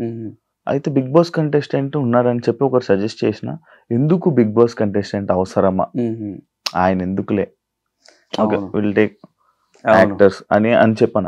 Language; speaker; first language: Telugu; native; Telugu